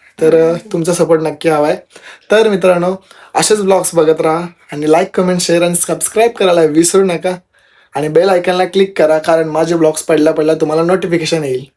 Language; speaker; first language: Marathi; non-native, local second language; Telugu